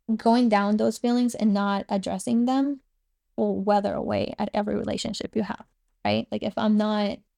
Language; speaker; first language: English; non-native, fluent; Spanish